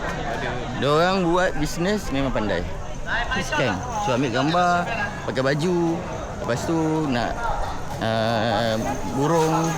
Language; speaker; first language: Malay; native; Malay